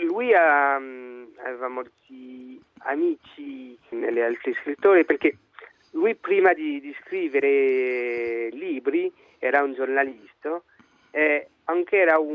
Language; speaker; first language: Italian; non-native, learner; French